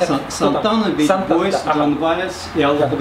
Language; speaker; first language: Russian; native; Russian